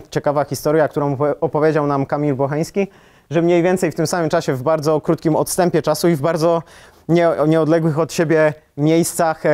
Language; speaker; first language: Polish; native; Polish